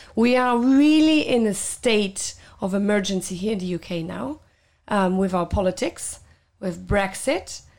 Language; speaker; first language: English; non-native, fluent; Luxembourgish